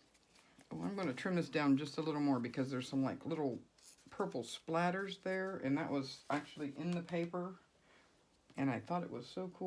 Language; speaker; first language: English; native; English